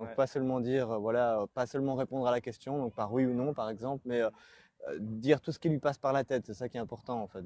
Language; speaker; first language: French; native; French